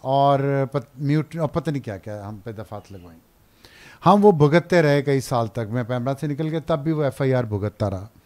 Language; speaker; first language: Urdu; non-native, local second language; Punjabi